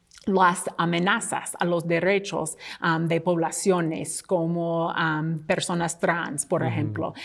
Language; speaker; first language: Spanish; non-native, fluent; English